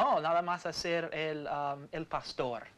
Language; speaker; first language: Spanish; non-native, learner; English